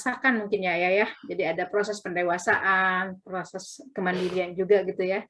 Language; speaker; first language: Indonesian; native; Indonesian